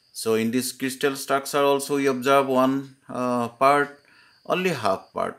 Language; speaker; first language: English; non-native, local second language; Assamese